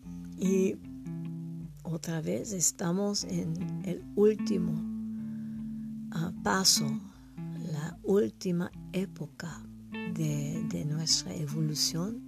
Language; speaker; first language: Spanish; non-native, learner; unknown